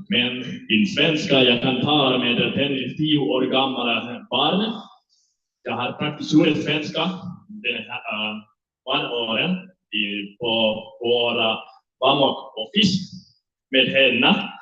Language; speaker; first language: Swedish; non-native, learner; Finnish